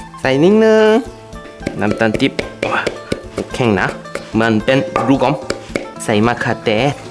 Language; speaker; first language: Thai; non-native, fluent; Korean